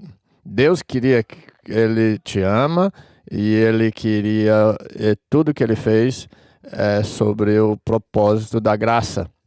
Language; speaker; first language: Portuguese; non-native, fluent; English